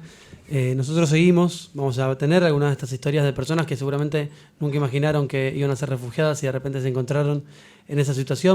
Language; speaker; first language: Spanish; native; Spanish